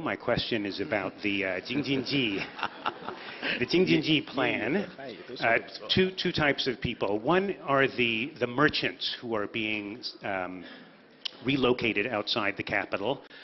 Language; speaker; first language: English; native; English